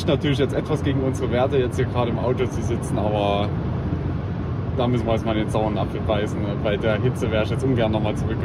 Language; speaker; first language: German; native; German